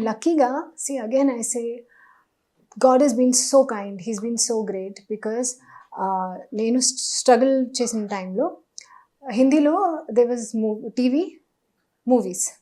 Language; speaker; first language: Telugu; non-native, fluent; Hindi